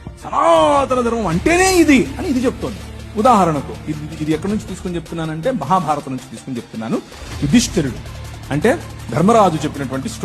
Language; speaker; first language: Telugu; native; Telugu